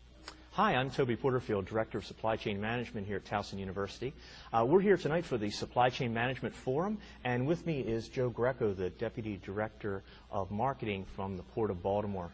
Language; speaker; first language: English; native; English